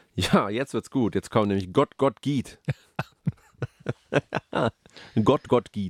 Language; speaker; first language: German; native; German